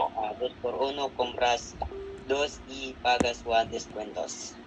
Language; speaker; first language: Spanish; non-native, learner; Filipino